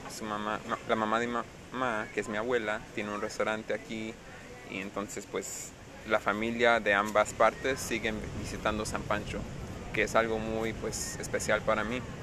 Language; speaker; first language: Spanish; early bilingual, heritage; Spanish